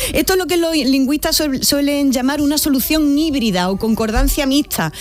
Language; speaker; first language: Spanish; native; Spanish